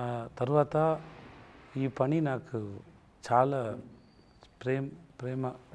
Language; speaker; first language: Telugu; non-native, learner; Tamil